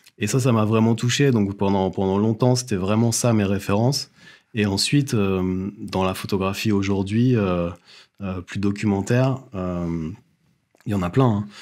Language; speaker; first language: French; native; French